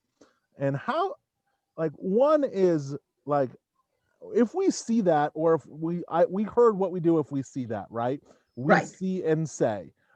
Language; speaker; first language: English; native; English